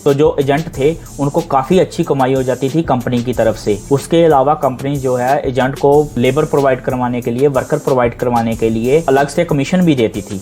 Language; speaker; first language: Hindi; non-native, local second language; Punjabi